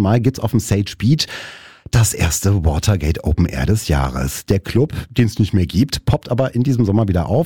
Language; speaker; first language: German; native; German